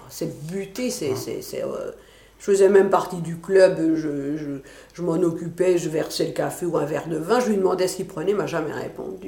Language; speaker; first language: French; native; French